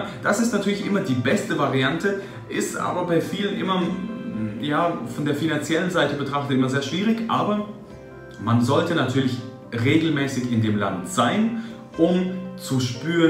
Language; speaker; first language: German; early bilingual, other home language; Russian